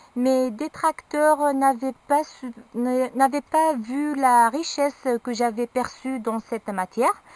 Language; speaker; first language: French; non-native, local second language; Arabic